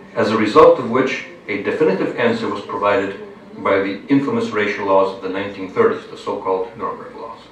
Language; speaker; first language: English; non-native, fluent; Lithuanian